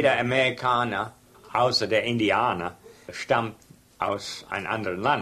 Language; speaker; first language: German; early bilingual, heritage; German